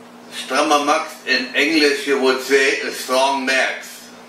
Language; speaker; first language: English; non-native, fluent; German